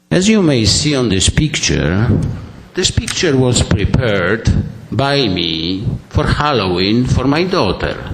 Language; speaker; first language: English; non-native, fluent; Polish